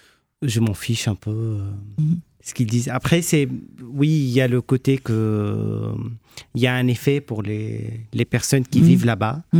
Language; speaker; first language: French; non-native, fluent; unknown